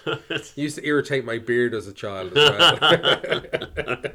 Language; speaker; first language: English; native; English